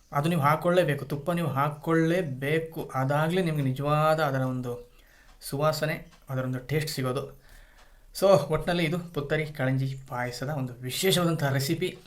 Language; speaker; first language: Kannada; non-native, local second language; Kodava